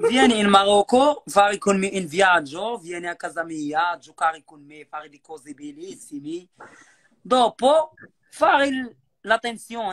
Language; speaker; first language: Italian; non-native, learner; Arabic